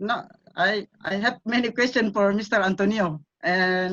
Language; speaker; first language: English; non-native, learner; Indonesian